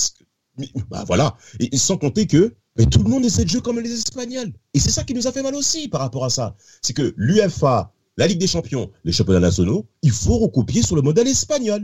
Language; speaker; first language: French; native; French